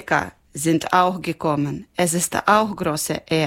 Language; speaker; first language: German; non-native, learner; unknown